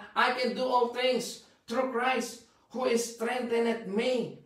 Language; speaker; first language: English; non-native, local second language; Filipino